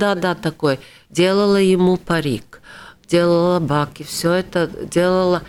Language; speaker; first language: Russian; non-native, local second language; Latvian